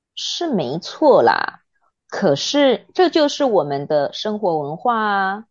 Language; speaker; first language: Chinese; native; Chinese